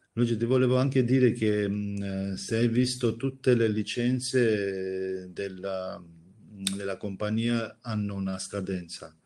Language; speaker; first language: Italian; non-native, fluent; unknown